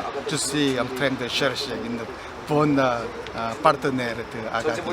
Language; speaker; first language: French; non-native, learner; Korean